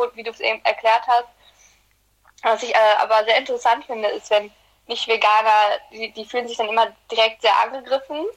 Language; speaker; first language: German; early bilingual, other home language; Turkish